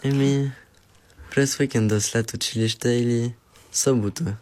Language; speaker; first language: Bulgarian; early bilingual, heritage; Bulgarian